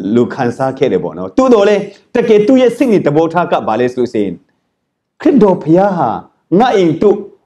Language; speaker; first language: Burmese; non-native, local second language; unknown